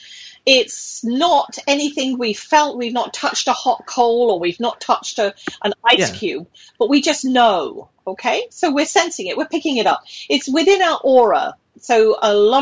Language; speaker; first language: English; native; English